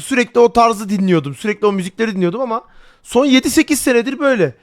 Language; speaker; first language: Turkish; native; Turkish